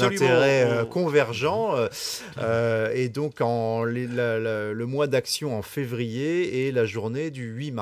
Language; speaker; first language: French; native; French